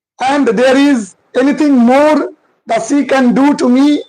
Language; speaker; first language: English; non-native, local second language; Bangla